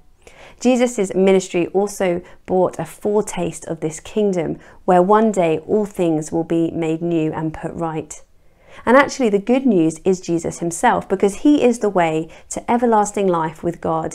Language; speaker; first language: English; native; English